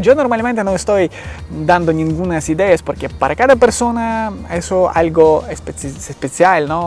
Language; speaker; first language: Spanish; non-native, learner; Ukrainian